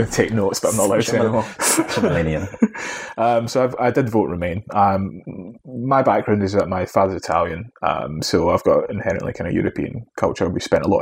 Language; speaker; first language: English; native; English